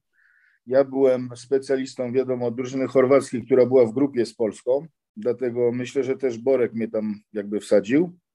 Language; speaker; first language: Polish; early bilingual, heritage; Polish